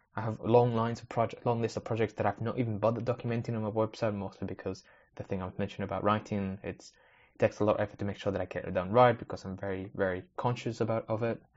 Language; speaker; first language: English; early bilingual, other home language; Spanish